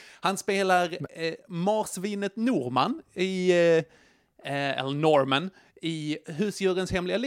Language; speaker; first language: Swedish; native; Swedish